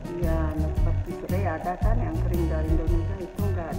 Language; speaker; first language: Indonesian; non-native, learner; Amharic